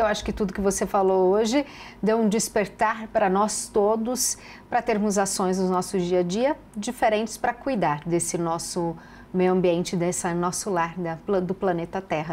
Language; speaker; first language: Portuguese; native; Portuguese